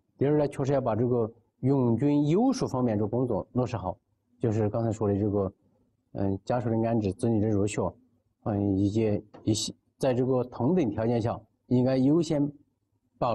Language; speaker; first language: Chinese; native; Chinese